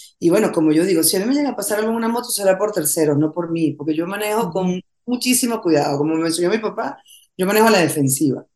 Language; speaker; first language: Spanish; native; Spanish